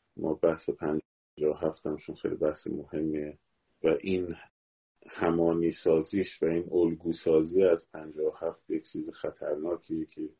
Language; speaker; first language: Persian; native; Persian